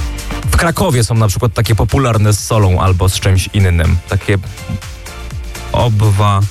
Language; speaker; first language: Polish; native; Polish